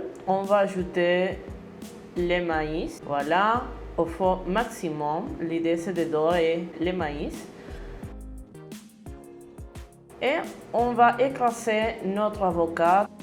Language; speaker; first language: French; non-native, fluent; Spanish